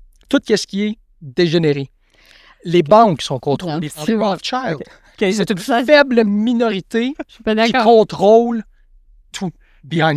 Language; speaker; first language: French; native; French